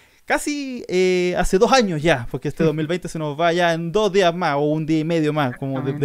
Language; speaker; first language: Spanish; native; Spanish